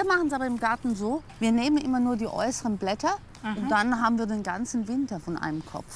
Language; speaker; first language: German; native; German